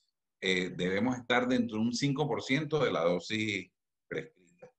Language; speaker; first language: Spanish; native; Spanish